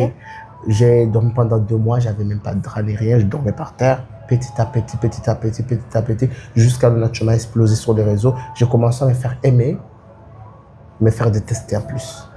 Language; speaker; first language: French; non-native, local second language; Ngazidja Comorian